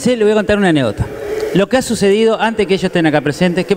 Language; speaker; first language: Spanish; native; Spanish